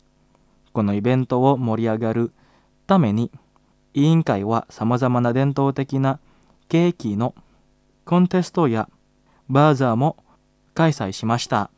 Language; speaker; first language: Japanese; non-native, fluent; Indonesian